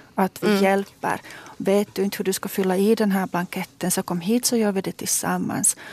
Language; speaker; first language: Swedish; native; Swedish